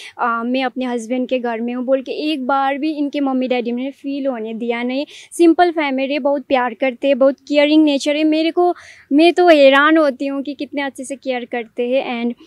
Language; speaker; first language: Hindi; non-native, local second language; Nepali